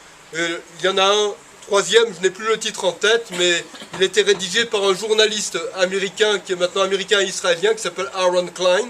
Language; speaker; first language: French; native; French